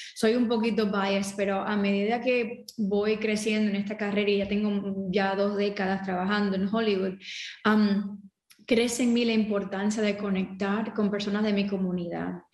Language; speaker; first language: Spanish; early bilingual, heritage; Spanish